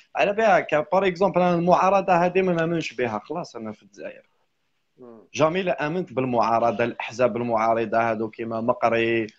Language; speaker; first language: Arabic; native; Arabic